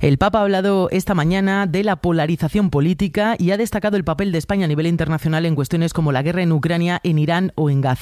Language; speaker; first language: Spanish; native; Spanish